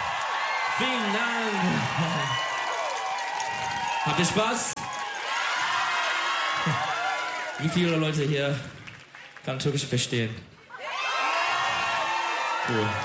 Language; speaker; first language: German; non-native, learner; Turkish